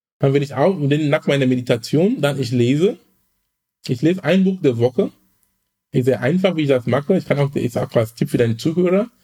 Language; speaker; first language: German; non-native, fluent; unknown